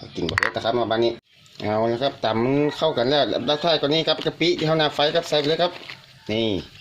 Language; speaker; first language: Thai; native; Thai